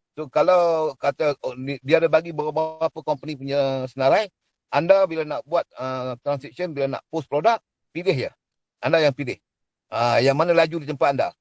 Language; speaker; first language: Malay; native; Malay